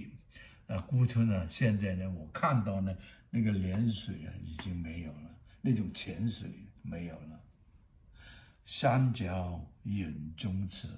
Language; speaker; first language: Chinese; non-native, local second language; Cantonese